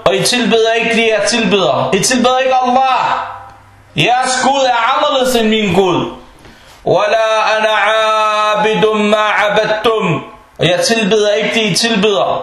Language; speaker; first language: Danish; early bilingual, other home language; Arabic